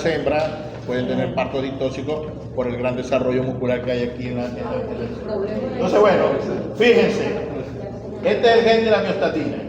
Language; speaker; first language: Spanish; native; Spanish